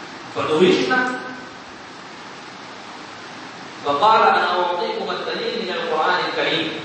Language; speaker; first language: Arabic; non-native, fluent; Urdu